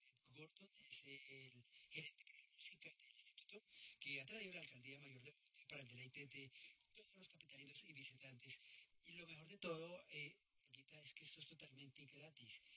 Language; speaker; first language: Spanish; native; Spanish